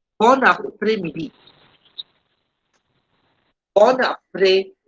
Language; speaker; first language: French; non-native, fluent; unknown